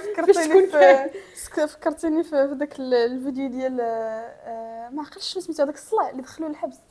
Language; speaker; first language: Arabic; native; Arabic